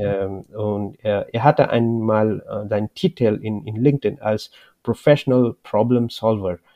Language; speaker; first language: German; non-native, learner; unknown